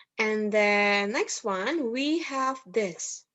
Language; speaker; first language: English; non-native, fluent; Indonesian